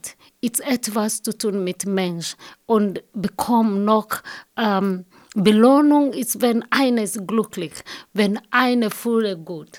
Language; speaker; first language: German; non-native, learner; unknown